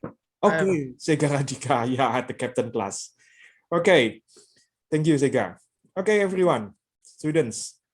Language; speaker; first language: English; non-native, local second language; Indonesian